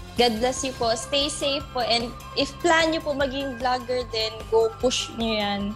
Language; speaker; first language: Cebuano; native; Cebuano